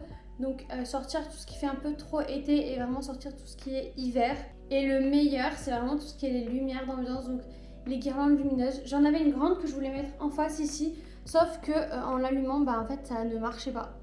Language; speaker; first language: French; native; French